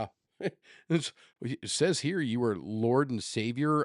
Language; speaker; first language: English; native; English